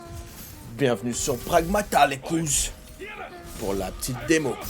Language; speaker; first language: French; native; French